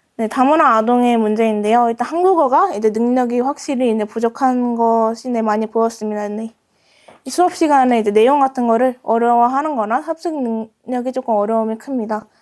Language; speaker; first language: Korean; early bilingual, other home language; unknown